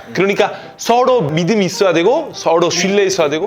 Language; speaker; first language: Korean; non-native, fluent; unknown